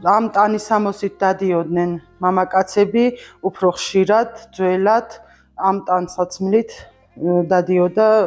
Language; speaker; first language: Georgian; non-native, local second language; Armenian